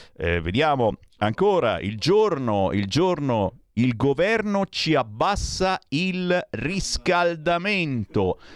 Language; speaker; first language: Italian; non-native, fluent; Portuguese